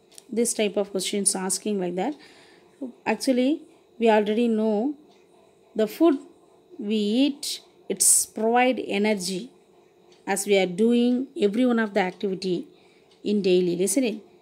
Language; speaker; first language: English; non-native, local second language; Tamil